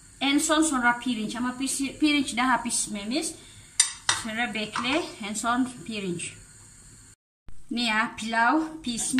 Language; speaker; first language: Turkish; non-native, learner; Indonesian